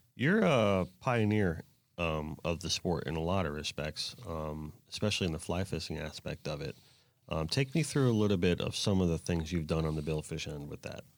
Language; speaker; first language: English; native; English